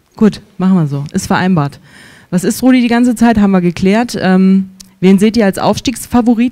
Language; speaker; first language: German; native; German